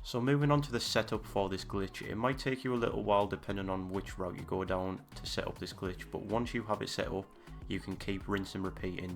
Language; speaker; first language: English; native; English